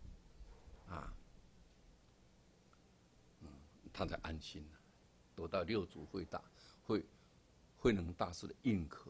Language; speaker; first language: Chinese; native; Chinese